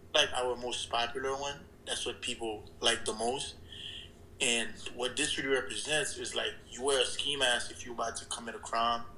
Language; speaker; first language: English; early bilingual, other home language; Haitian Creole